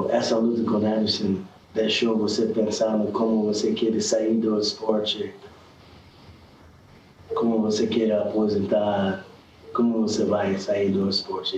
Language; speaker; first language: Portuguese; non-native, learner; English